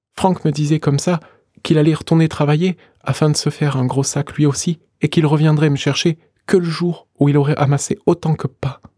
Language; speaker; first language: French; native; French